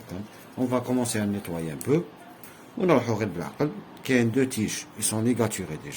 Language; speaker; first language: French; non-native, local second language; Arabic